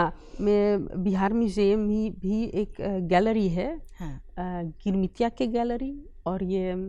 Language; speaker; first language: Hindi; early bilingual, heritage; Dutch